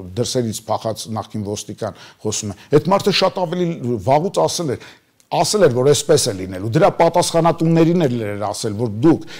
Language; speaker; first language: Armenian; native; Armenian